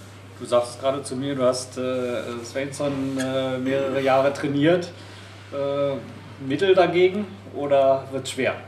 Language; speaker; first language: German; native; German